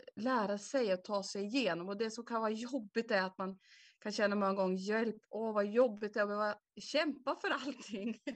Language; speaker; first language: Swedish; native; Swedish